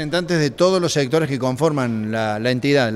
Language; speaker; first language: Spanish; native; Spanish